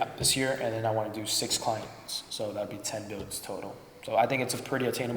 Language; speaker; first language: English; native; English